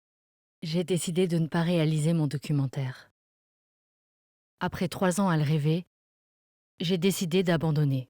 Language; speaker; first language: French; native; French